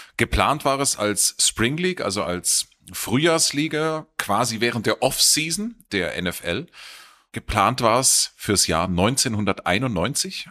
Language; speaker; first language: German; native; German